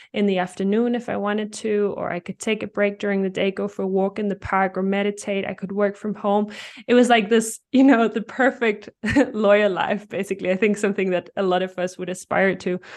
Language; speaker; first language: English; non-native, fluent; Danish